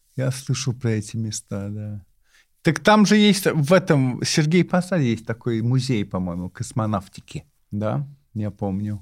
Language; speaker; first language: Russian; non-native, fluent; English